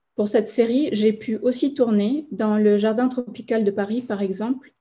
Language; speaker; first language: French; non-native, fluent; Spanish